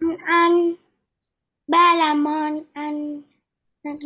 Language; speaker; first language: Vietnamese; early bilingual, heritage; Vietnamese